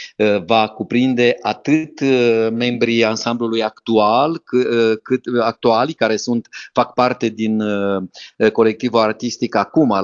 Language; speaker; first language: Romanian; native; Romanian